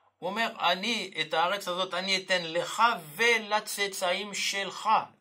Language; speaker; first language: Hebrew; non-native, fluent; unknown